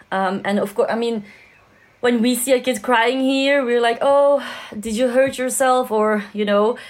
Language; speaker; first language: English; non-native, fluent; Dutch